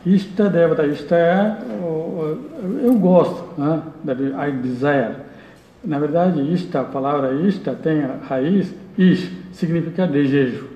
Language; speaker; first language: Portuguese; non-native, learner; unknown